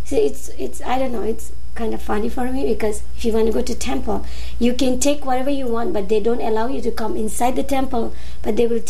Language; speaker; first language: English; non-native, local second language; Nepali